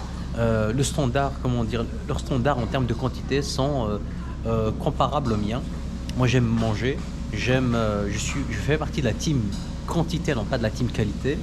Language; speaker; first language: French; native; French